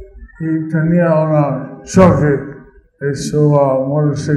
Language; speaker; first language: Spanish; non-native, learner; English